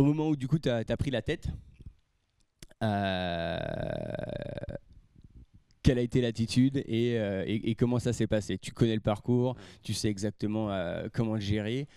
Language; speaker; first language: French; native; French